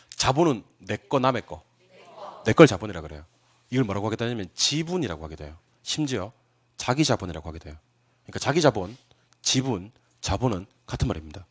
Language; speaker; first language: Korean; native; Korean